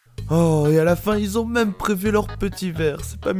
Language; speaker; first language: French; native; French